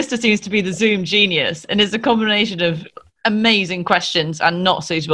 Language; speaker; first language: English; native; English